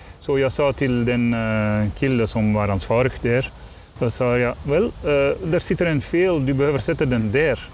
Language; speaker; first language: Swedish; non-native, learner; Dutch